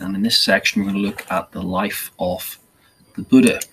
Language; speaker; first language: English; native; English